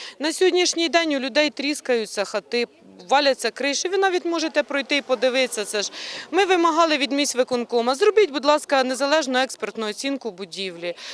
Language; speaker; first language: Ukrainian; native; Ukrainian